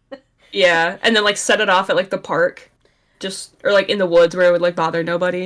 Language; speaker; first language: English; native; English